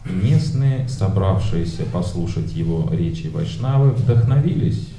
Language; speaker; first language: Russian; native; Russian